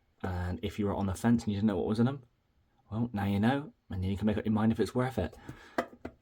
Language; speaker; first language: English; native; English